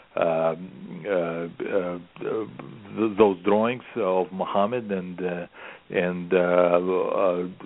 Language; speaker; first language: English; non-native, fluent; Russian